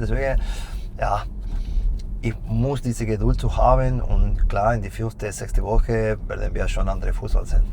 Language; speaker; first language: German; non-native, fluent; Spanish